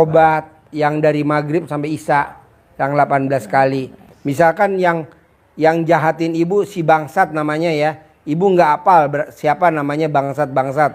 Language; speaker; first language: Indonesian; native; Indonesian